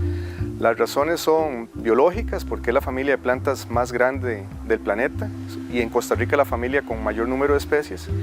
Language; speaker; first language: Spanish; native; Spanish